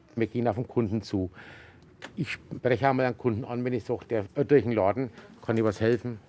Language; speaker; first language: German; native; German